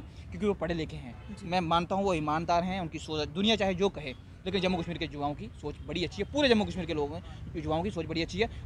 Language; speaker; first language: Hindi; native; Hindi